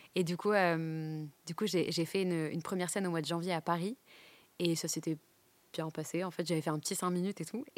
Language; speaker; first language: French; native; French